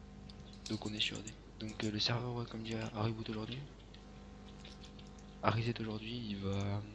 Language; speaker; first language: French; native; French